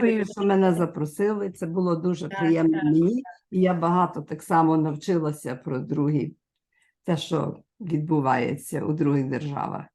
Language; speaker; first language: Ukrainian; early bilingual, heritage; Ukrainian